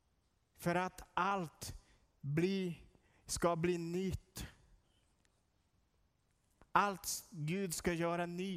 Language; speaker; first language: Swedish; non-native, learner; Portuguese